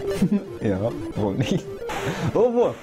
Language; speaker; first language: German; non-native, learner; Persian